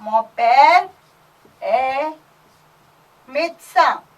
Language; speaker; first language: French; non-native, fluent; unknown